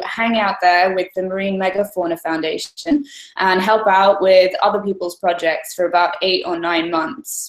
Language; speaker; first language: English; native; English